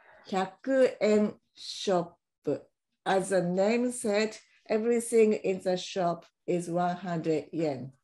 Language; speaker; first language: English; non-native, fluent; Japanese